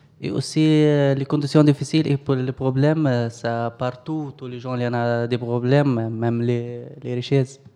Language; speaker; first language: French; non-native, learner; Arabic